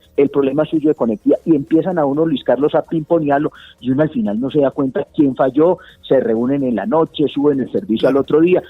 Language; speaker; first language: Spanish; native; Spanish